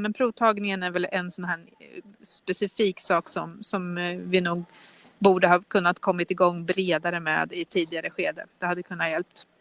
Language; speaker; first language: Swedish; native; Swedish